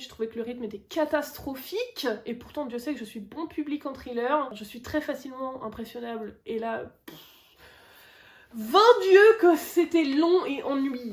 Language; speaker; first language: French; native; French